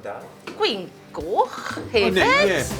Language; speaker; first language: Welsh; non-native, learner; English